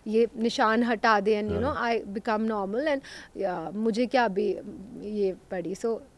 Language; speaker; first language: Hindi; native; Hindi